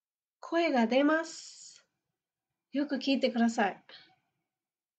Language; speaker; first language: Japanese; non-native, fluent; English